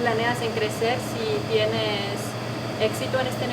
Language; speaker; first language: Spanish; non-native, fluent; Portuguese